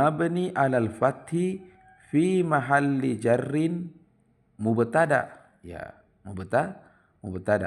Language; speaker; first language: Arabic; non-native, fluent; Indonesian